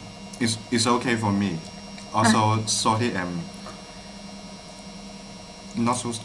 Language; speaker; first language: English; non-native, learner; Chinese